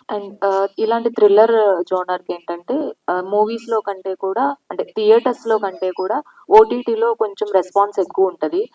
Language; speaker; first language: Telugu; native; Telugu